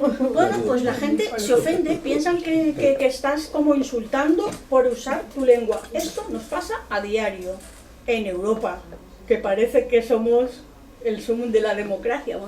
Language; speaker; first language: Spanish; non-native, local second language; Catalan